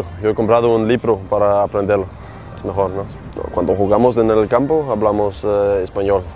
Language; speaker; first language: Spanish; non-native, learner; Danish